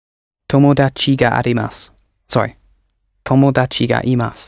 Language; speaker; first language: Japanese; non-native, learner; English